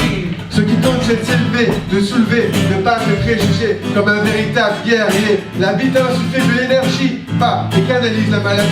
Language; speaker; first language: French; native; French